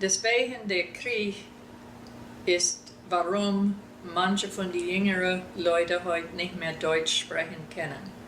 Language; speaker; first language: German; early bilingual, heritage; German